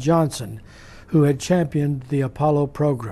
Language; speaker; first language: English; native; English